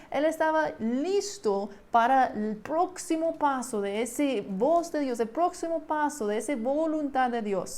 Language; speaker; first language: Spanish; non-native, fluent; English